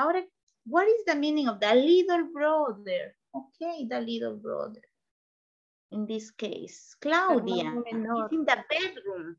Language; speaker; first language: English; non-native, learner; Spanish